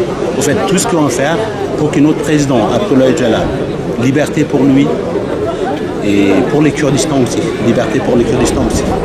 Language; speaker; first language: French; non-native, learner; Kurdish